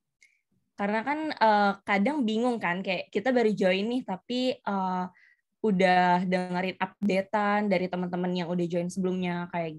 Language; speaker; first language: Indonesian; native; Indonesian